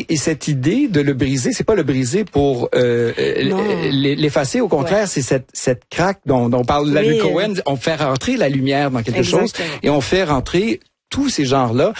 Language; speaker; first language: French; native; French